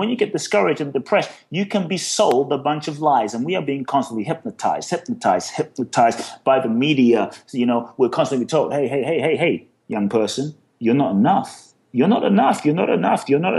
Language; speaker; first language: English; native; English